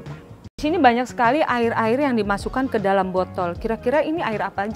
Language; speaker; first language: Indonesian; native; Indonesian